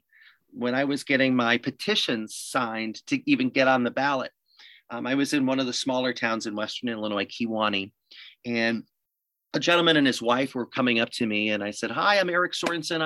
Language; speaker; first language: English; native; English